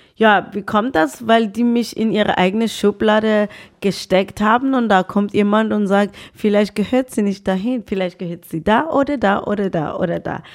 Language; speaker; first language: German; non-native, fluent; Tswana